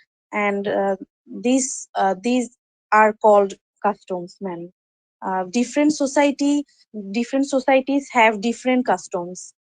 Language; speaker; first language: English; non-native, learner; Bangla